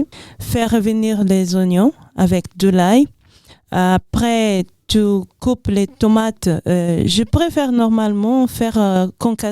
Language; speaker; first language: French; non-native, learner; Portuguese